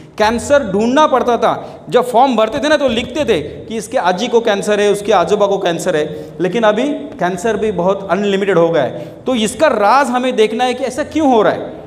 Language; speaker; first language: Hindi; non-native, local second language; Marathi